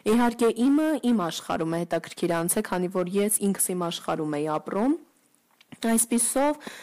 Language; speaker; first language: Armenian; early bilingual, heritage; Turkish